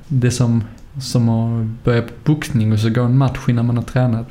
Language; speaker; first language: Swedish; native; Swedish